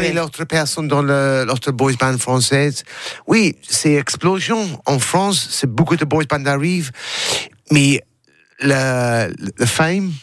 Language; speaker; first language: French; non-native, learner; English